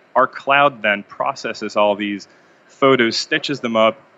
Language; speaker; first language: English; non-native, fluent; Hebrew